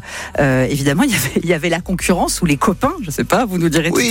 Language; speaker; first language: French; native; French